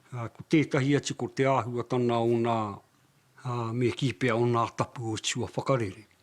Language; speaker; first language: Māori; native; Māori